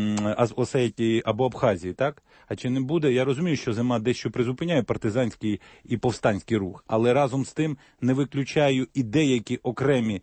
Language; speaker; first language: Ukrainian; native; Ukrainian